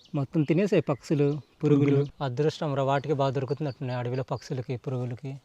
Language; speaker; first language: Telugu; non-native, local second language; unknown